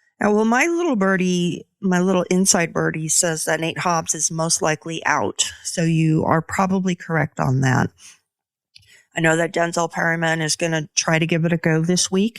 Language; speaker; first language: English; native; English